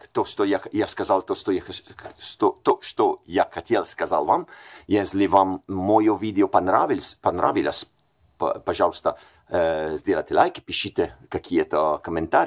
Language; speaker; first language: Russian; non-native, fluent; Italian